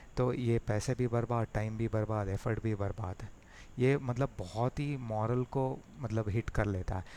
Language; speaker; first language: Hindi; native; Hindi